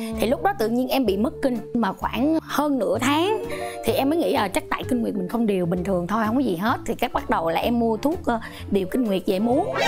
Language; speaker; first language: Vietnamese; non-native, local second language; Khmer